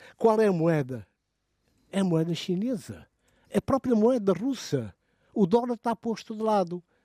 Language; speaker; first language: Portuguese; non-native, local second language; Upper Guinea Crioulo